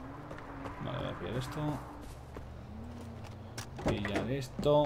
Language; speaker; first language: Spanish; native; Spanish